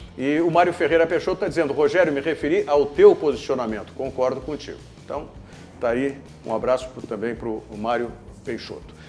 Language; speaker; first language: Portuguese; native; Portuguese